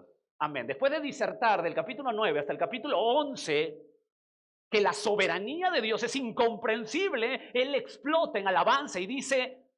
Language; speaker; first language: Spanish; native; Spanish